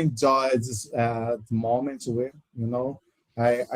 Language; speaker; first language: English; non-native, learner; Portuguese